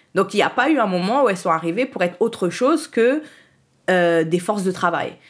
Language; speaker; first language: French; early bilingual, other home language; Haitian Creole